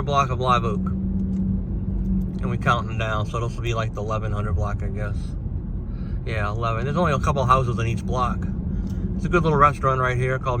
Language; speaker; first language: English; native; English